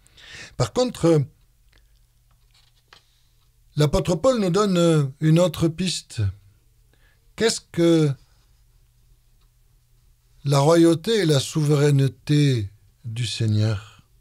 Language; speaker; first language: French; native; French